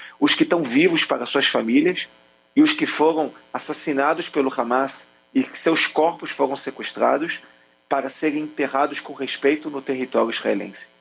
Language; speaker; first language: Portuguese; native; Portuguese